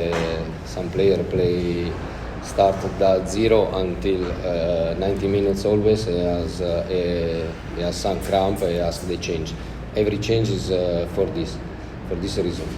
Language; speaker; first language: English; non-native, learner; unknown